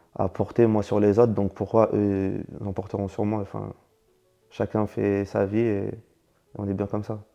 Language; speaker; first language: French; native; French